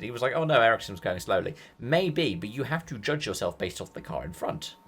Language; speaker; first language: English; native; English